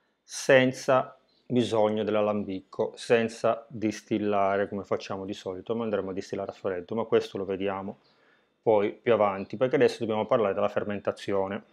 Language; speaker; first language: Italian; native; Italian